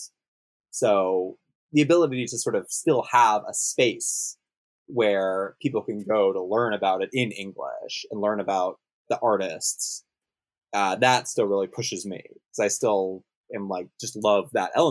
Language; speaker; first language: English; native; English